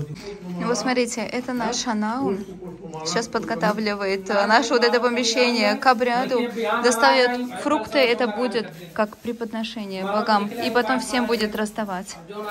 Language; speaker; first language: Russian; native; Russian